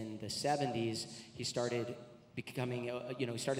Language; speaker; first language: English; native; English